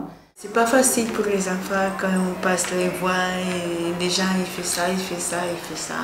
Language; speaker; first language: French; non-native, learner; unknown